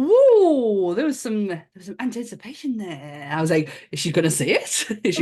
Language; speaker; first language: English; native; English